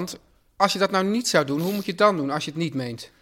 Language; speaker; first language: Dutch; native; Dutch